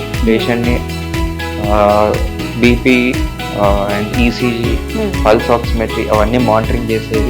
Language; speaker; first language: Telugu; native; Telugu